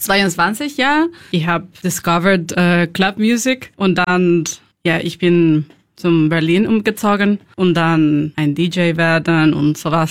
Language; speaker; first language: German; non-native, learner; Spanish